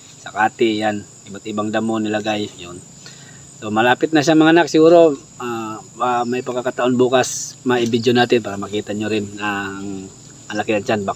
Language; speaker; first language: Filipino; non-native, local second language; Cebuano